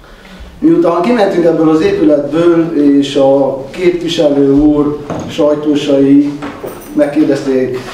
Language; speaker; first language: Hungarian; native; Hungarian